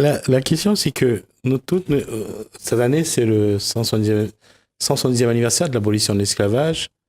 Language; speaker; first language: French; non-native, local second language; Réunion Creole French